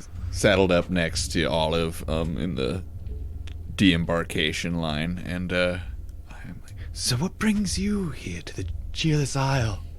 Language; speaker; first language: English; native; English